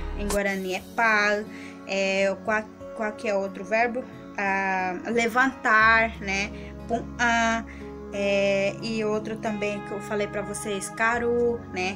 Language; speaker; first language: Portuguese; non-native, local second language; Guarani